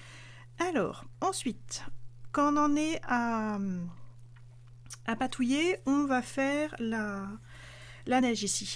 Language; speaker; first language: French; native; French